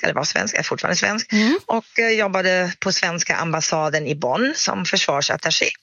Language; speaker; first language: Swedish; non-native, fluent; German